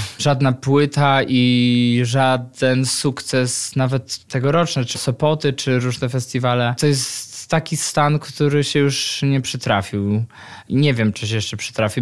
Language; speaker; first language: Polish; native; Polish